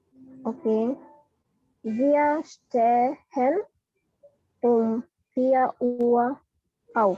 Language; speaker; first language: German; non-native, learner; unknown